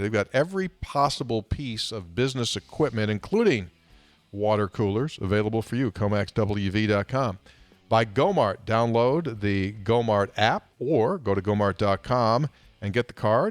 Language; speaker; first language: English; native; English